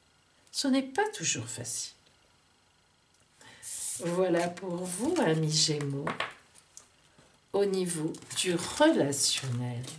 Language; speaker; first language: French; native; French